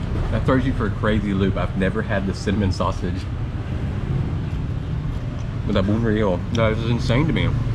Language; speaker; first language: English; native; English